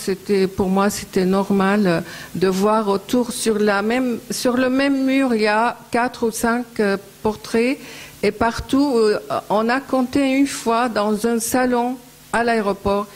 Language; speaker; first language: French; non-native, fluent; Arabic